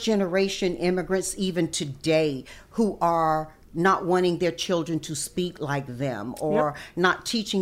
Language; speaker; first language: English; native; English